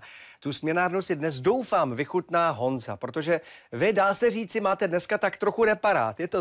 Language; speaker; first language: Czech; native; Czech